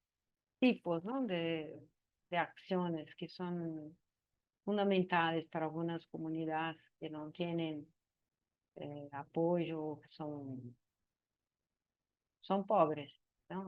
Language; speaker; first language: Spanish; non-native, learner; Portuguese